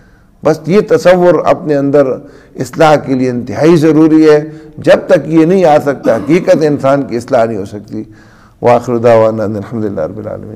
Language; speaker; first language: Urdu; native; Urdu